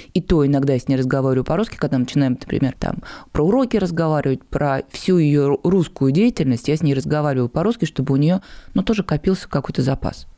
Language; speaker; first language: Russian; native; Russian